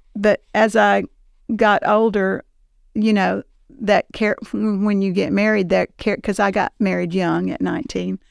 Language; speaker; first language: English; native; English